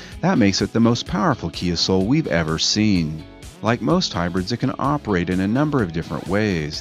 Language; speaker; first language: English; native; English